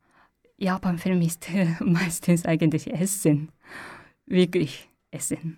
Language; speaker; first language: German; non-native, learner; Japanese